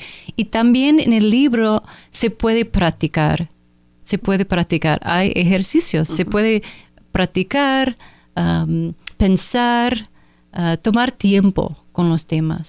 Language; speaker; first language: Spanish; non-native, fluent; English